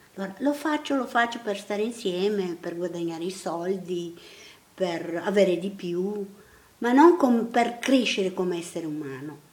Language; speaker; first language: Italian; non-native, fluent; Portuguese